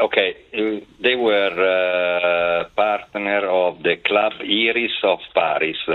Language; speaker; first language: English; non-native, fluent; Italian